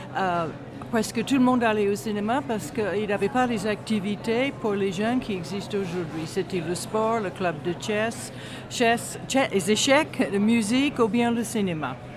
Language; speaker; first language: French; non-native, fluent; English